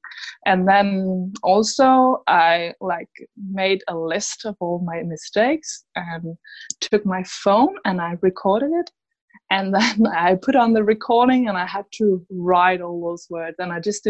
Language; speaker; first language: English; non-native, fluent; Danish